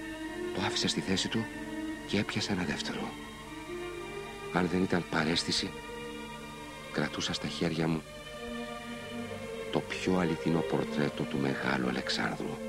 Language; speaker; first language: Greek; native; Greek